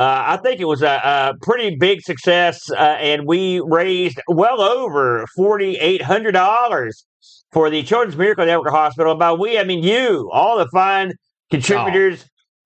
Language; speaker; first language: English; native; English